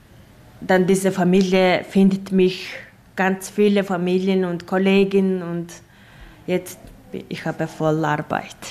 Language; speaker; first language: German; non-native, learner; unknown